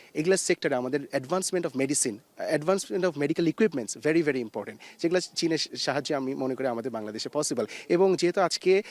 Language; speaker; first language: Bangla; native; Bangla